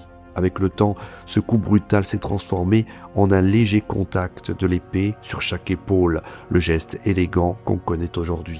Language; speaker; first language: French; native; French